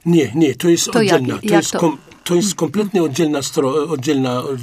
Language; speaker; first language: Polish; non-native, fluent; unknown